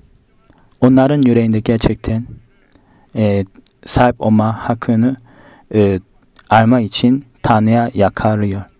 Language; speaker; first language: Turkish; non-native, fluent; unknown